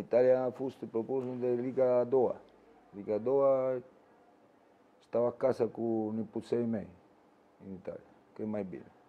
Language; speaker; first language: Romanian; non-native, learner; Italian